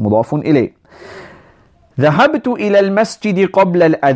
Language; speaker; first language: Arabic; non-native, fluent; English